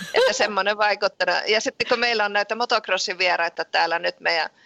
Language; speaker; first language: Finnish; early bilingual, heritage; Finnish